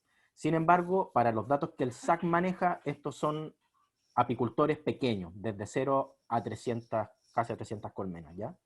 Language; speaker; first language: Spanish; native; Spanish